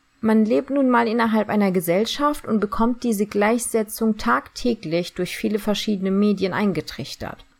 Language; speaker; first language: German; early bilingual, other home language; Turkish